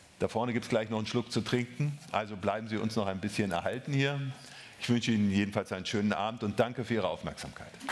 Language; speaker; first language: German; native; German